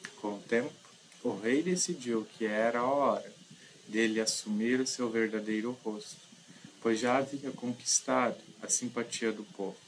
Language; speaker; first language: Portuguese; native; Portuguese